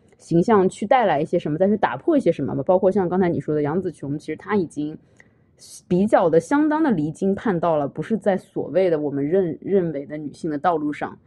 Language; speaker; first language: Chinese; native; Chinese